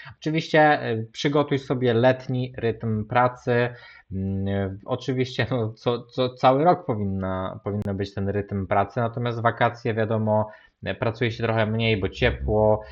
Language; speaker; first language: Polish; native; Polish